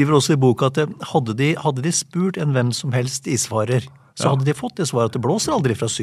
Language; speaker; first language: Norwegian; native; Norwegian